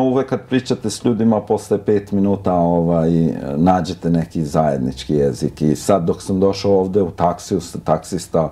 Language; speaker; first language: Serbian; non-native, local second language; Albanian